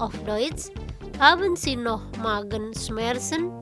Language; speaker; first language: German; non-native, learner; Indonesian